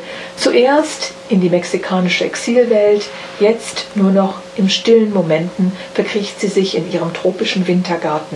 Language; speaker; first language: German; native; German